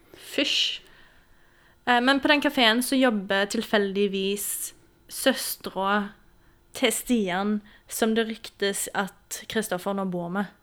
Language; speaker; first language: Norwegian; native; Norwegian